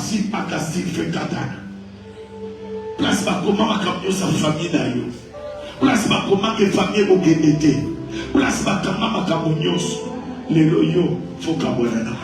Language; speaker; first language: French; non-native, local second language; Lingala